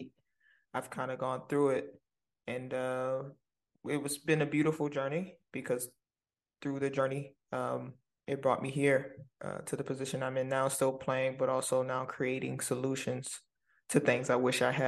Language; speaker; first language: English; native; English